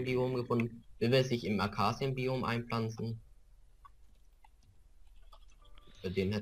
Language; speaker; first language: German; native; German